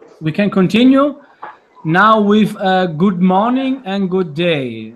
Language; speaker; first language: English; non-native, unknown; Italian